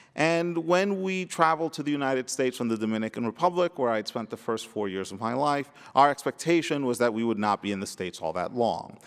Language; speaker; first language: English; early bilingual, other home language; Spanish